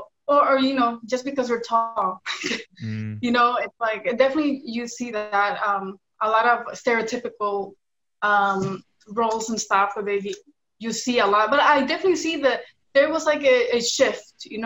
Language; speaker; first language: English; early bilingual, other home language; Spanish